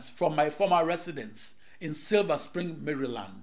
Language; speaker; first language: English; non-native, local second language; Igbo